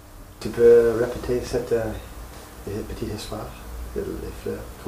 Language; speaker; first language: French; non-native, learner; English